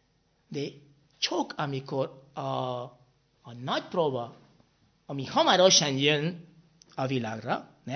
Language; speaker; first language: Hungarian; non-native, fluent; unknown